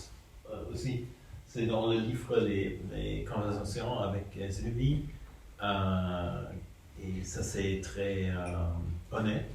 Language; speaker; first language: French; non-native, fluent; German